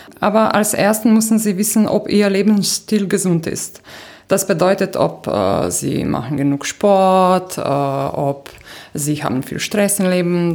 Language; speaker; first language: German; non-native, fluent; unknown